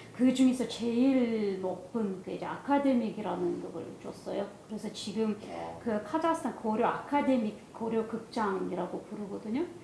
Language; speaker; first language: Korean; non-native, fluent; Kazakh